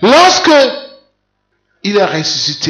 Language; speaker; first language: French; non-native, local second language; Lingala